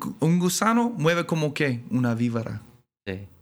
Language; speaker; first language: Spanish; non-native, learner; English